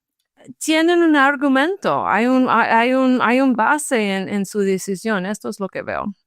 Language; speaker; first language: Spanish; non-native, fluent; English